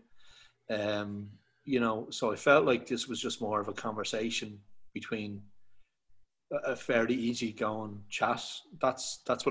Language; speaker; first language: English; native; English